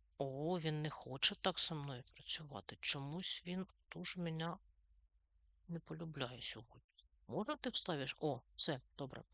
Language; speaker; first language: Ukrainian; non-native, local second language; Russian